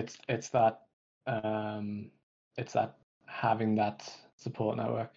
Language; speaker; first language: English; native; English